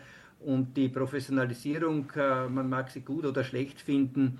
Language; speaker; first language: German; native; German